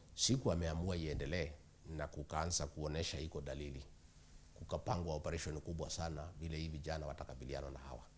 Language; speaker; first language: Swahili; non-native, local second language; Kikuyu